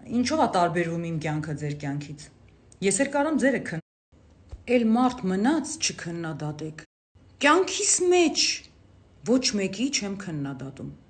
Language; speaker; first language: Armenian; native; Armenian